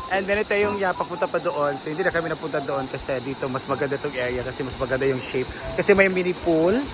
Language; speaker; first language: Filipino; non-native, local second language; Cebuano